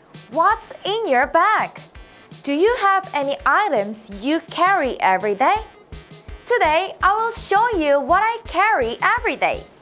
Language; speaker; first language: English; non-native, fluent; Korean